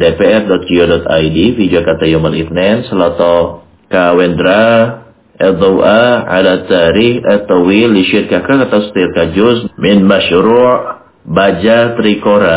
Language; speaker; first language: Arabic; non-native, fluent; Indonesian